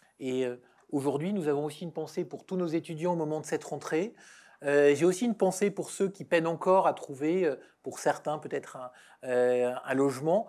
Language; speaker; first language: French; native; French